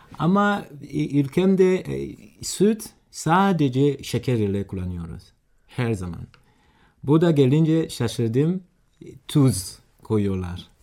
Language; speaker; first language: Turkish; non-native, learner; Swahili